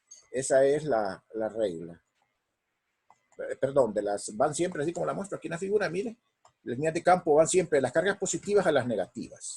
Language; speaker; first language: Spanish; native; Spanish